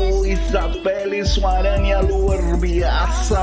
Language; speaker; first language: Indonesian; non-native, fluent; Portuguese